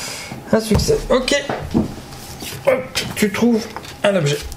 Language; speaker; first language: French; native; French